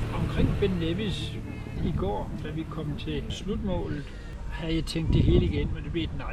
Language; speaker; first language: Danish; native; Danish